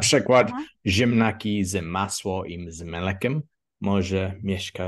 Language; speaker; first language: Polish; non-native, learner; English